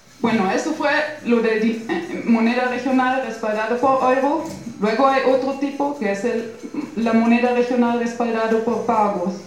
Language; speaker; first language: Spanish; non-native, fluent; German